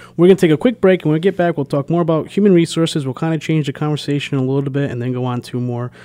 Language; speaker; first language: English; early bilingual, other home language; Portuguese